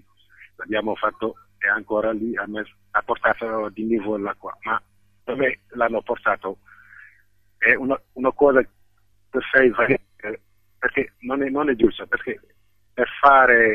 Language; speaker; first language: Italian; non-native, fluent; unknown